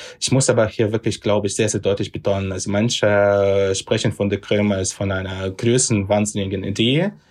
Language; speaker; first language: German; non-native, fluent; Russian